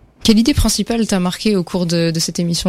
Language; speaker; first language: French; native; French